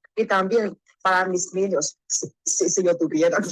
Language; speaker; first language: Spanish; non-native, learner; Chinese